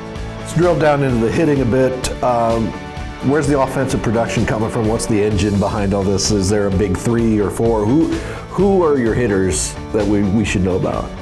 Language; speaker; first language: English; native; English